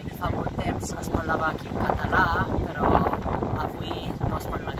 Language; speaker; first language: Catalan; non-native, learner; English